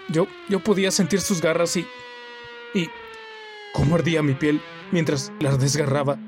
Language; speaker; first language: Spanish; native; Spanish